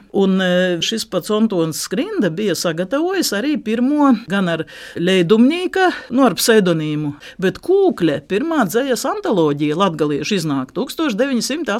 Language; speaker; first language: Latvian; native; Latvian